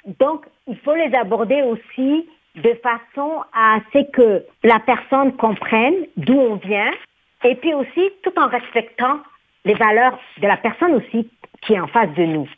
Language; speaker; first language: French; non-native, local second language; Somali